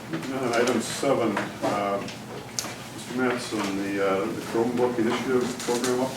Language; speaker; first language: English; native; English